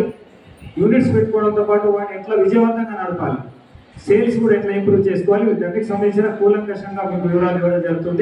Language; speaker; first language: Telugu; native; Telugu